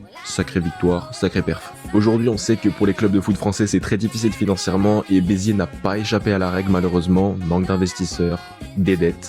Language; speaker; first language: French; native; French